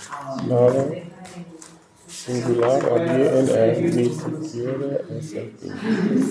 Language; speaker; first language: Spanish; non-native, learner; English